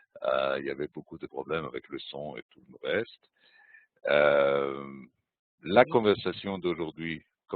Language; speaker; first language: French; non-native, fluent; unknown